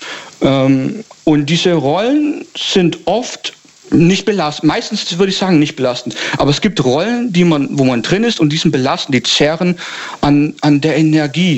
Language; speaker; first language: German; native; German